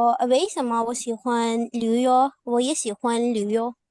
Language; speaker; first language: Chinese; non-native, learner; Urdu